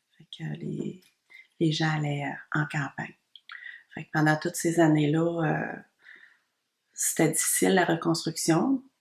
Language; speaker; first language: French; early bilingual, other home language; Vietnamese